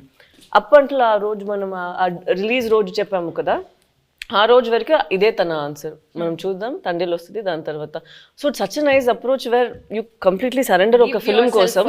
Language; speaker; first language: Telugu; non-native, fluent; Tamil